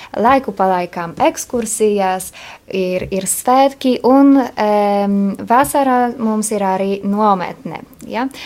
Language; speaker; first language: Latvian; non-native, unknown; Polish